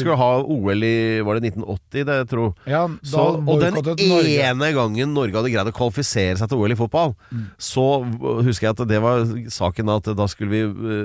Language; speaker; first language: Norwegian; native; Norwegian